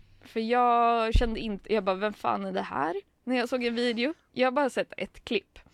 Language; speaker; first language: Swedish; native; Swedish